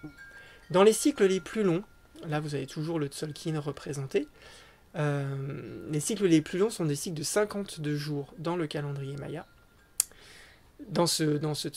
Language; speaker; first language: French; native; French